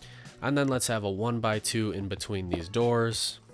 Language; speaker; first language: English; native; English